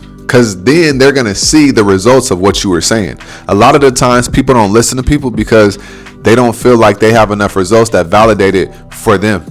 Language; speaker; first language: English; native; English